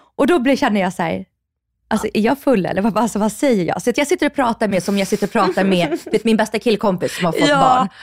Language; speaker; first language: Swedish; non-native, fluent; Russian